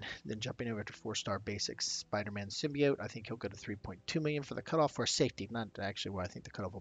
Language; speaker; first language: English; native; English